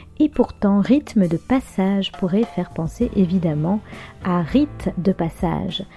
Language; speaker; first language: French; native; French